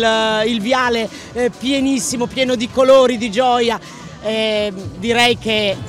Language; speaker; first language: Italian; native; Italian